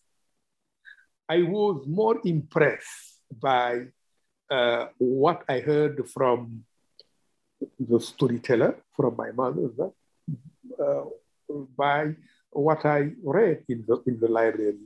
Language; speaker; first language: English; non-native, fluent; Wolof